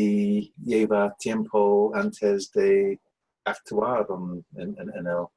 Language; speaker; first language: Spanish; non-native, learner; English